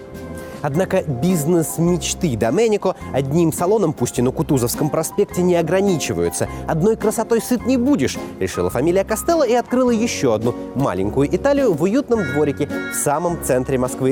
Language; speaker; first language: Russian; native; Russian